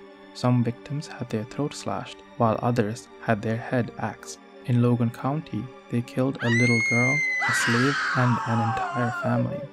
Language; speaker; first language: English; native; English